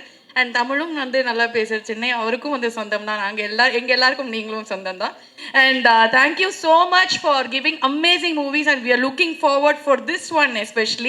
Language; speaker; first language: Tamil; native; Tamil